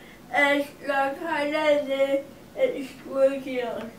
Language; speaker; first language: Spanish; non-native, learner; English